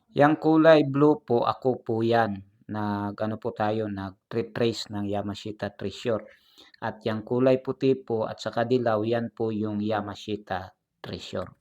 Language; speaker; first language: Filipino; non-native, local second language; Cebuano